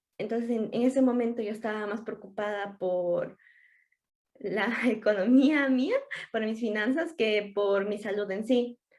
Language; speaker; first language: Spanish; native; Spanish